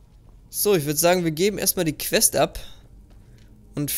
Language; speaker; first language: German; native; German